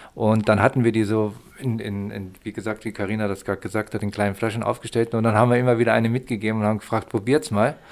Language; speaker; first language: German; native; German